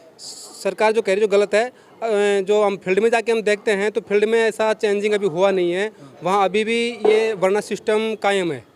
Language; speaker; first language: Hindi; native; Hindi